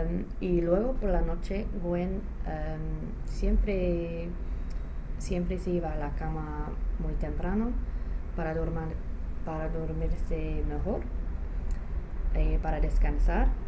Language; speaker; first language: Spanish; non-native, learner; English